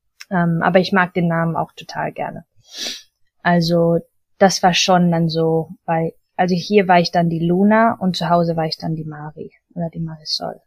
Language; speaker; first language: German; early bilingual, heritage; German